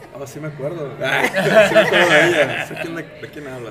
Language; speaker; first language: Spanish; native; Spanish